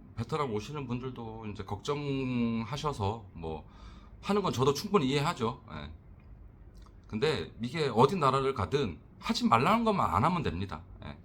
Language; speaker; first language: Korean; native; Korean